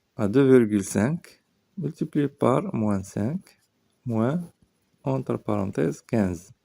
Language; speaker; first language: French; non-native, local second language; Arabic